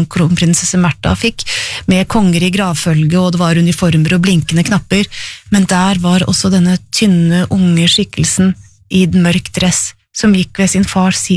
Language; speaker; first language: Norwegian; native; Norwegian